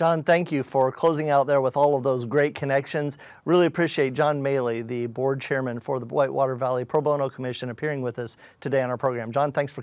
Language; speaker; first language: English; native; English